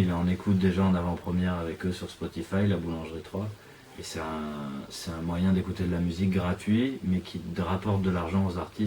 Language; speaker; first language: French; native; French